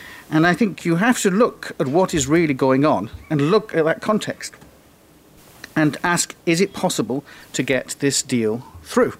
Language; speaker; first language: English; native; English